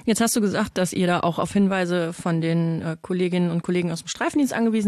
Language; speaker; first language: German; native; German